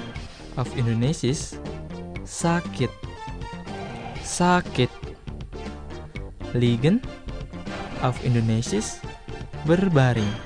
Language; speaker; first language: German; non-native, fluent; Indonesian